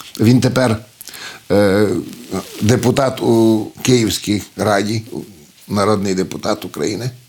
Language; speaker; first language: Ukrainian; early bilingual, heritage; Ukrainian